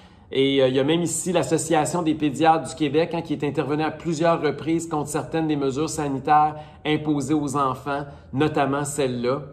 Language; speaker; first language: French; native; French